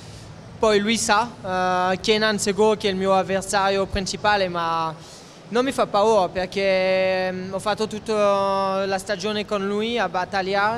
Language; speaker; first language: Italian; non-native, fluent; French